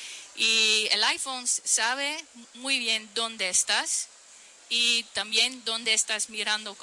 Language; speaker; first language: Spanish; non-native, fluent; Dutch